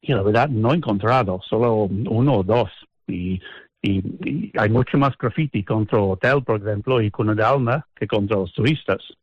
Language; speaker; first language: Spanish; non-native, fluent; English